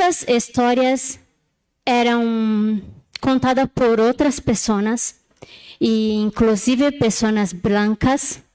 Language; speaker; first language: Spanish; non-native, learner; Portuguese